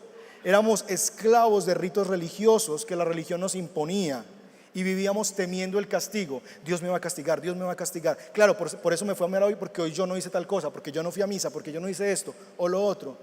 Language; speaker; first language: Spanish; native; Spanish